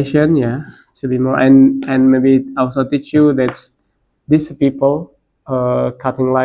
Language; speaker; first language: English; non-native, learner; Indonesian